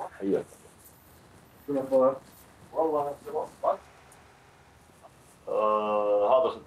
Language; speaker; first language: Arabic; native; Arabic